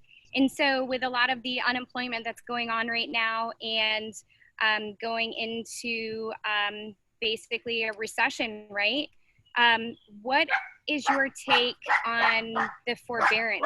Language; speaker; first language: English; native; English